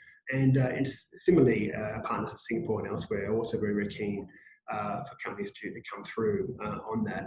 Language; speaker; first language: English; native; English